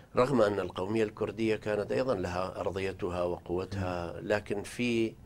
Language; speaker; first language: Arabic; non-native, local second language; Central Kurdish